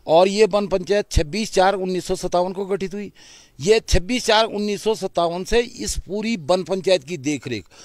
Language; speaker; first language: Hindi; native; Hindi